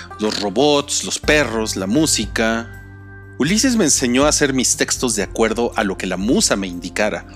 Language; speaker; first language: Spanish; native; Spanish